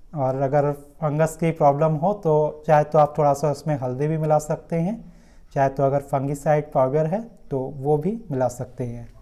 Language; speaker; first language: Hindi; native; Hindi